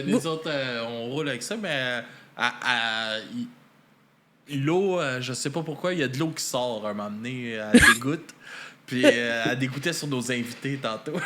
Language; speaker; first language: French; native; French